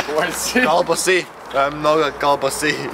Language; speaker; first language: Russian; non-native, local second language; Latvian